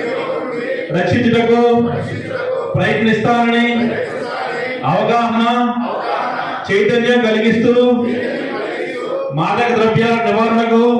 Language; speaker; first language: Telugu; native; Telugu